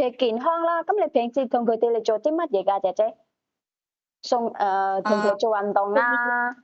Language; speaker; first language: Cantonese; native; Cantonese